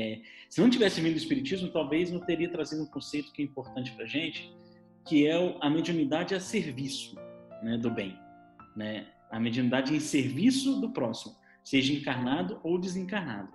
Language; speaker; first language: Portuguese; native; Portuguese